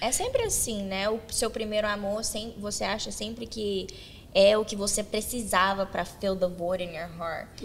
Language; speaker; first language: Portuguese; early bilingual, heritage; Portuguese